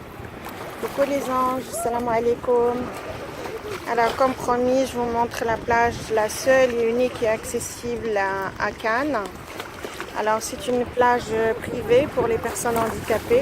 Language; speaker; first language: French; native; French